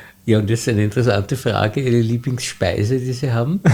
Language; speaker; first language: German; native; German